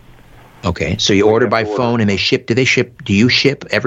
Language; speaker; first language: English; native; English